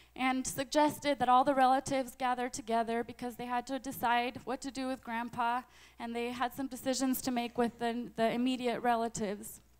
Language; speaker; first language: English; early bilingual, other home language; Ukrainian